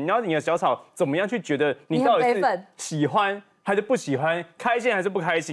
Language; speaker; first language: Chinese; native; Chinese